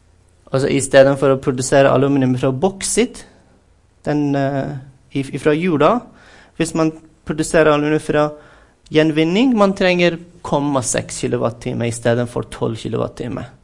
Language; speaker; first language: Norwegian; non-native, fluent; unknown